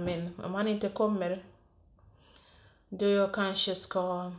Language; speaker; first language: Swedish; non-native, fluent; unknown